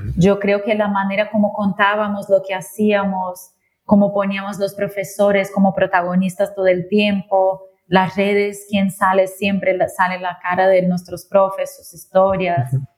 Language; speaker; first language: Spanish; non-native, fluent; Portuguese